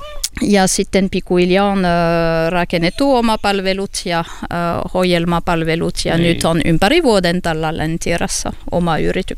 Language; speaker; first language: Finnish; non-native, learner; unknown